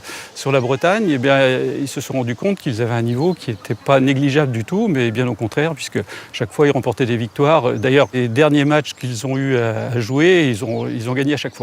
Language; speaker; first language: French; native; French